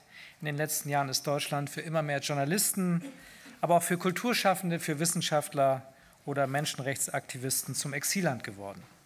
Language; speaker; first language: German; native; German